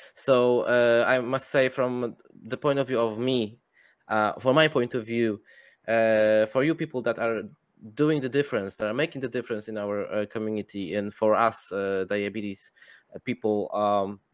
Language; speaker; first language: English; non-native, fluent; Polish